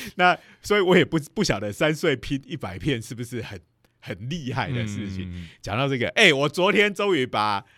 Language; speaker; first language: Chinese; non-native, local second language; Min Nan Chinese